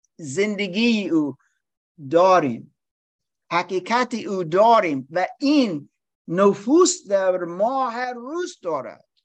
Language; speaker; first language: Persian; non-native, learner; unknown